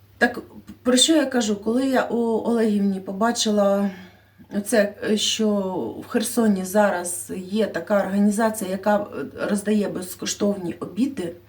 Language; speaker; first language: Ukrainian; native; Ukrainian